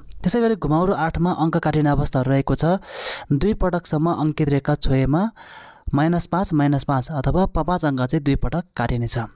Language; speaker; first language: Nepali; non-native, local second language; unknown